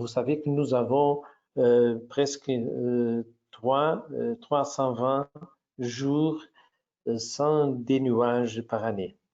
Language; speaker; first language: French; non-native, fluent; Portuguese